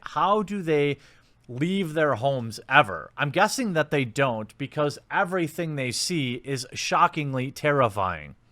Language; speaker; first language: English; native; English